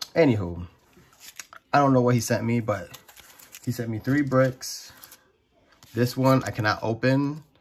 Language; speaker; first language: English; native; English